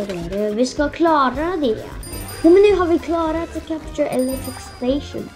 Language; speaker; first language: Swedish; non-native, learner; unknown